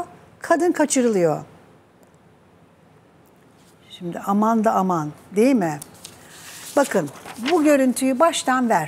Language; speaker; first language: Turkish; native; Turkish